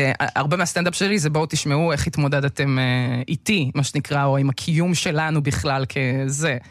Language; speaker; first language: Hebrew; early bilingual, other home language; Russian